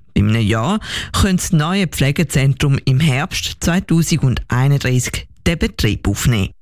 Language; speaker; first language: German; native; German